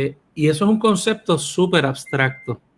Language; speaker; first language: Spanish; native; Spanish